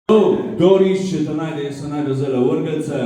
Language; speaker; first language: Slovenian; native; Slovenian